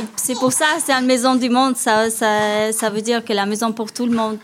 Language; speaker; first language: French; non-native, learner; Albanian